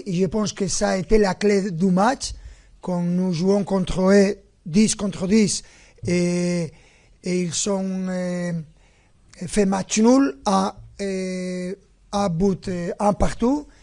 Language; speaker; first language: French; non-native, fluent; Spanish